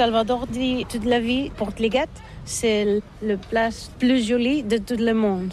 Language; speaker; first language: French; non-native, learner; Catalan